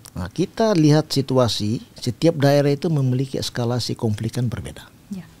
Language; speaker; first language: Indonesian; non-native, local second language; Tetum